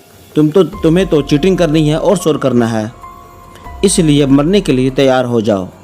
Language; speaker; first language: Hindi; native; Hindi